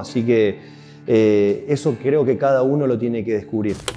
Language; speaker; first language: Spanish; native; Spanish